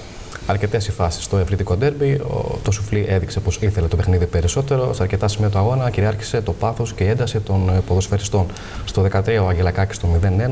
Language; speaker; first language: Greek; native; Greek